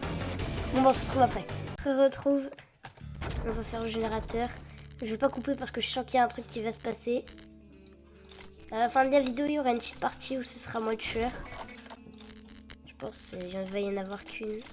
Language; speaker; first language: French; native; French